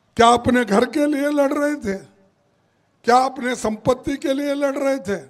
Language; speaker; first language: Hindi; non-native, local second language; Kannada